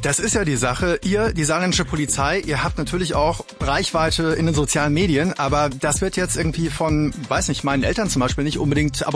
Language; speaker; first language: German; native; German